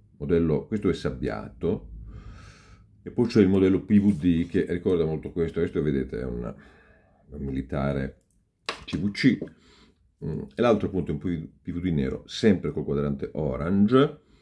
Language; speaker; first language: Italian; native; Italian